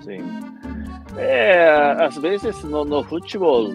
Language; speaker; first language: Portuguese; non-native, fluent; Japanese